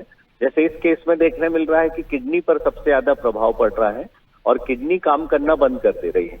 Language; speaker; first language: Hindi; native; Hindi